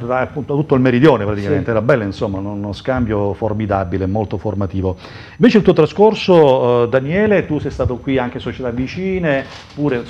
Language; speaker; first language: Italian; native; Italian